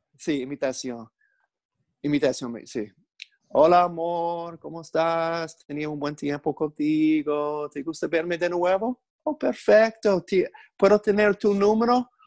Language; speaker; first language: Spanish; non-native, learner; English